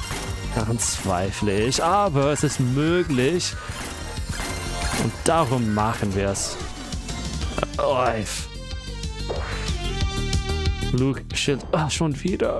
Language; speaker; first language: German; non-native, fluent; English